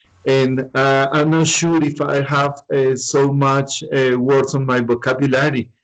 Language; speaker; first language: English; non-native, learner; Spanish